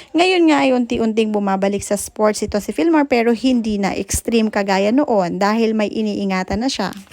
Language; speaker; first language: Filipino; native; Filipino